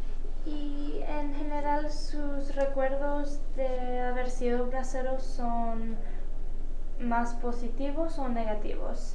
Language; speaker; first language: Spanish; early bilingual, heritage; Spanish